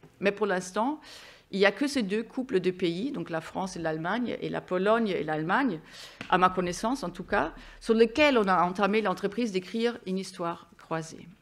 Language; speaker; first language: French; non-native, fluent; German